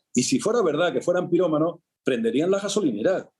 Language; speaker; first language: Spanish; native; Spanish